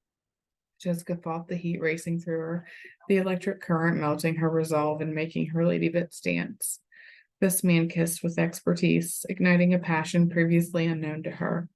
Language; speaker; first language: English; native; English